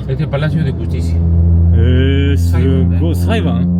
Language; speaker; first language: Spanish; early bilingual, heritage; Japanese